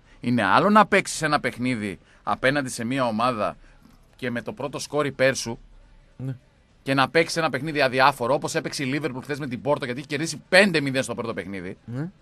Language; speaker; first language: Greek; native; Greek